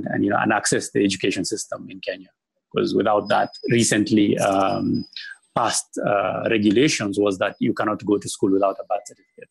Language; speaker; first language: English; non-native, local second language; Somali